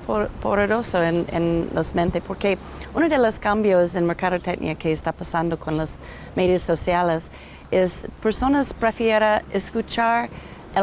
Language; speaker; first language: Spanish; non-native, learner; English